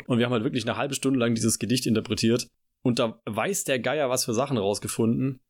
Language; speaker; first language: German; native; German